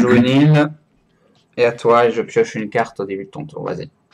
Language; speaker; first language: French; native; French